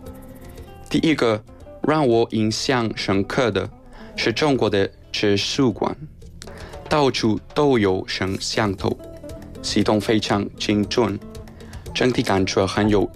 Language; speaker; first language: Chinese; non-native, learner; Spanish